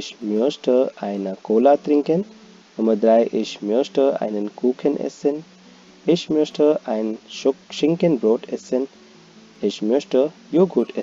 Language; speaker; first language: German; non-native, fluent; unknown